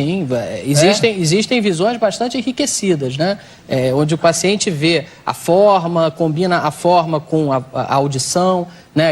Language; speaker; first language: Portuguese; native; Portuguese